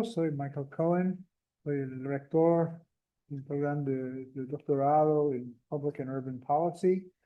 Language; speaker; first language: Spanish; non-native, fluent; English